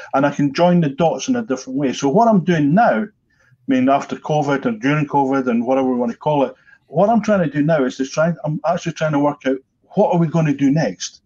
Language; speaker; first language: English; native; English